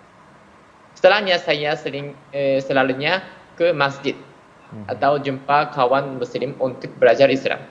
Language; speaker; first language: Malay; non-native, fluent; Japanese